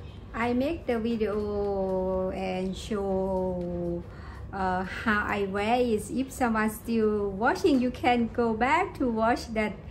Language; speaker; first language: English; non-native, learner; Thai